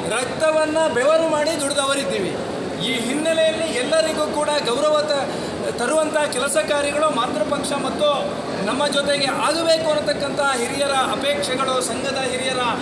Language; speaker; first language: Kannada; native; Kannada